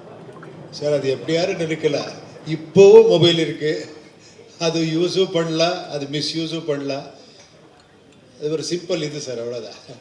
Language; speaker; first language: Tamil; non-native, learner; Kannada